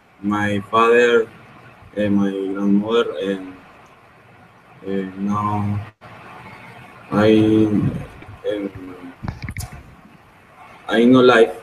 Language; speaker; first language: English; non-native, learner; Spanish